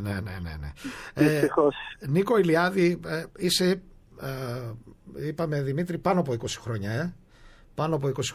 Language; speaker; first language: Greek; native; Greek